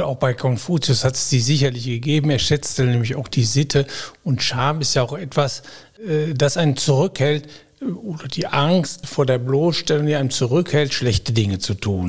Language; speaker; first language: German; native; German